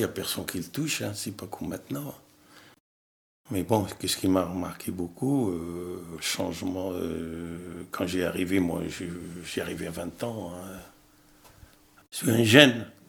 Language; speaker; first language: French; non-native, fluent; Arabic